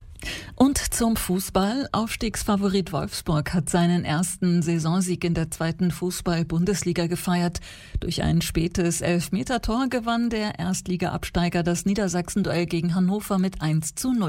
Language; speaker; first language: German; native; German